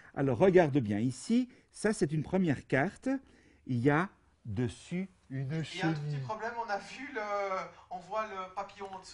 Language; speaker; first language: French; native; French